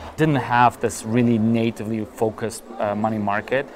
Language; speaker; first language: English; non-native, fluent; German